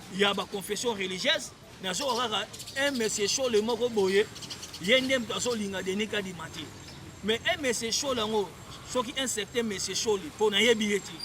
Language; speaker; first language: Lingala; native; Lingala